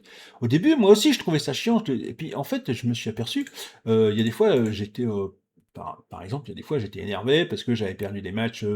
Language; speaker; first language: French; native; French